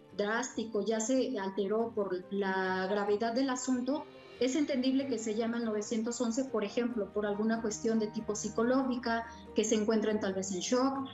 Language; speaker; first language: Spanish; native; Spanish